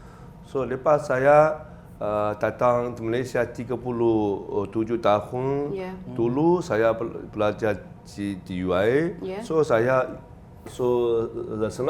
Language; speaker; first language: Indonesian; non-native, learner; Chinese